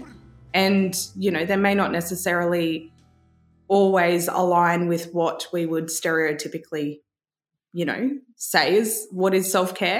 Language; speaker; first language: English; native; English